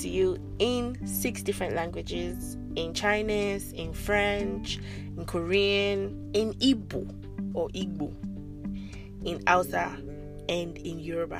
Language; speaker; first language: English; non-native, local second language; Yoruba